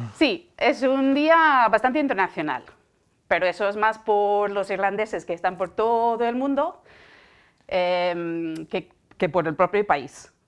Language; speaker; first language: Spanish; non-native, fluent; English